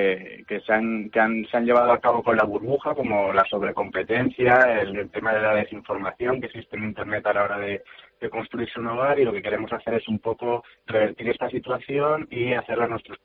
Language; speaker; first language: Spanish; native; Spanish